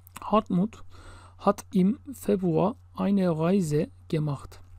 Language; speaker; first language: German; non-native, fluent; Turkish